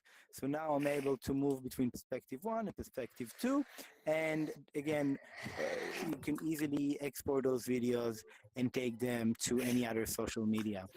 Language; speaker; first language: English; non-native, fluent; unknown